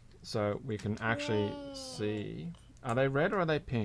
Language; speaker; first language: English; native; English